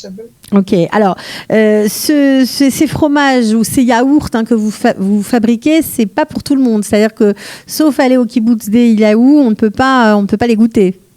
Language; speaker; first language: French; native; French